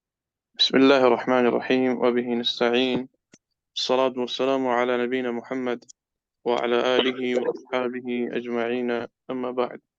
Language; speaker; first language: Arabic; non-native, fluent; Urdu